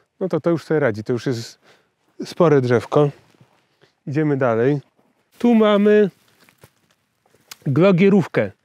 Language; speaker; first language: Polish; native; Polish